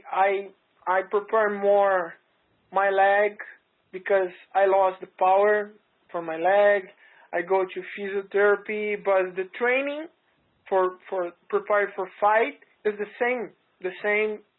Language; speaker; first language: English; non-native, learner; Portuguese